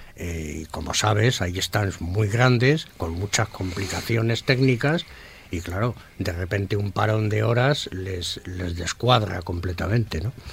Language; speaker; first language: Spanish; native; Spanish